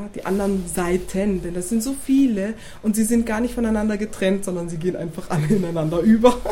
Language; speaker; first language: German; native; German